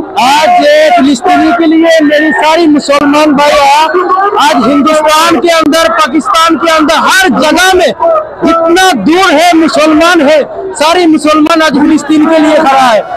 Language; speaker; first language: Hindi; non-native, learner; Bangla